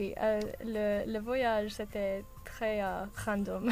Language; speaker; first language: French; non-native, learner; English